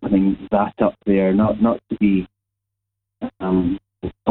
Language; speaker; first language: English; native; English